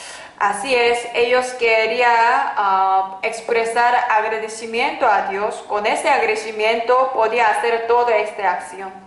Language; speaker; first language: Spanish; non-native, fluent; Korean